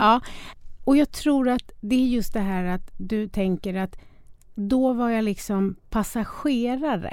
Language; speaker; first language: Swedish; native; Swedish